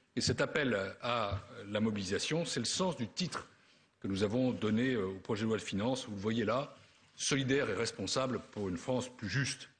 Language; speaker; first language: French; native; French